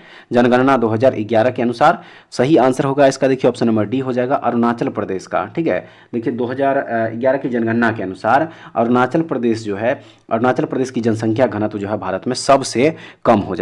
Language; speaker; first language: Hindi; native; Hindi